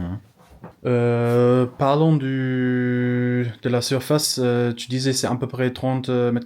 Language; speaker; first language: French; non-native, fluent; English